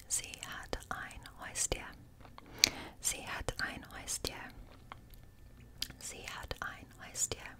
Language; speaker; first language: German; non-native, learner; English